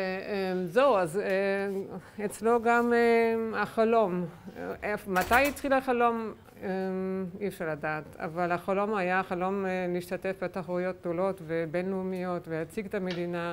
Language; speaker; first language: Hebrew; non-native, fluent; German